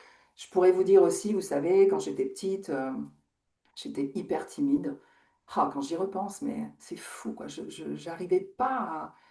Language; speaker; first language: French; native; French